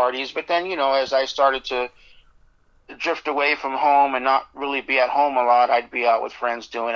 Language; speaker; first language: English; native; English